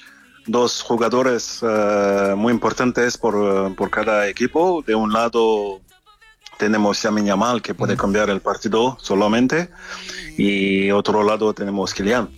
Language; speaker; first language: Spanish; non-native, fluent; French